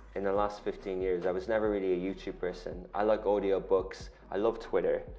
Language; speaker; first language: English; native; English